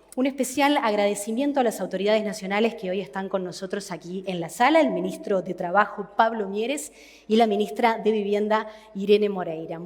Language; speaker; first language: Spanish; native; Spanish